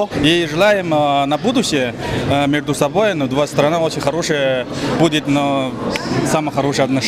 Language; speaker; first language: Russian; non-native, learner; Chinese